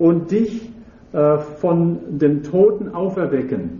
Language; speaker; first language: German; native; German